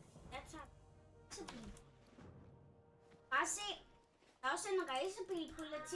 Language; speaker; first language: Danish; early bilingual, other home language; Vietnamese